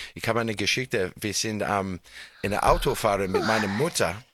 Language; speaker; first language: German; non-native, fluent; English